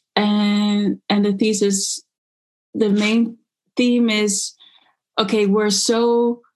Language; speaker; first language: English; early bilingual, other home language; Dutch